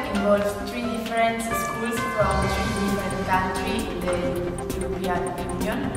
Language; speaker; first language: English; non-native, learner; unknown